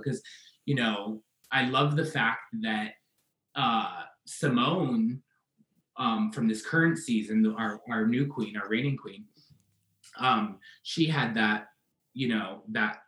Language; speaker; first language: English; native; English